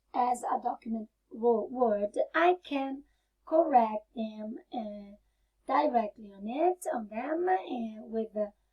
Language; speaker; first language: English; non-native, fluent; Italian